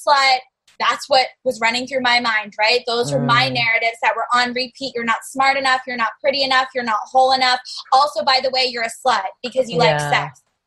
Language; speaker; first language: English; native; English